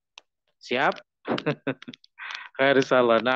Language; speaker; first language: Indonesian; native; Indonesian